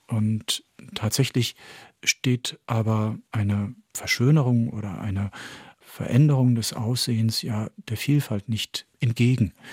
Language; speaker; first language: German; early bilingual, heritage; French